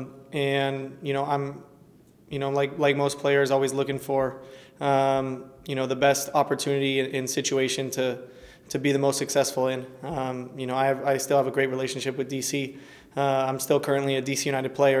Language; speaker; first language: English; early bilingual, other home language; Spanish